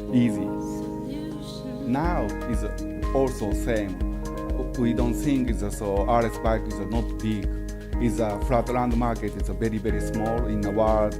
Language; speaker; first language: English; non-native, learner; Japanese